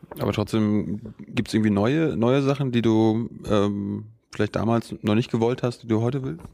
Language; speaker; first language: German; native; German